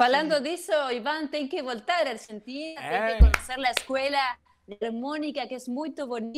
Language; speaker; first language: Portuguese; non-native, learner; Spanish